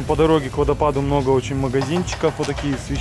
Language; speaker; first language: Russian; native; Russian